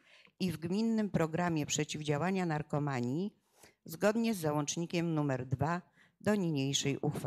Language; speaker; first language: Polish; native; Polish